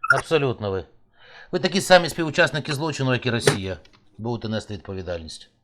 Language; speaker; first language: Ukrainian; native; Ukrainian